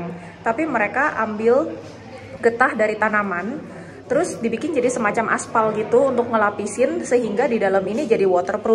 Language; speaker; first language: Indonesian; native; Indonesian